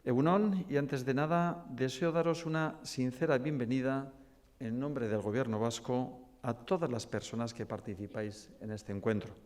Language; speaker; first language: Spanish; non-native, local second language; Basque